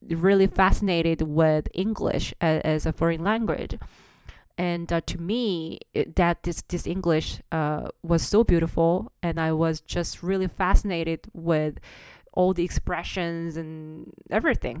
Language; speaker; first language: English; non-native, fluent; Korean